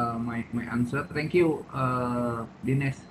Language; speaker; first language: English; non-native, fluent; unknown